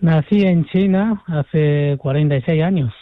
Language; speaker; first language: Spanish; non-native, fluent; Chinese